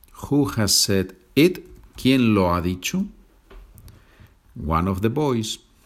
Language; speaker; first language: English; non-native, fluent; Spanish